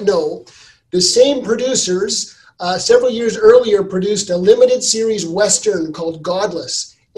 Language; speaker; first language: English; native; English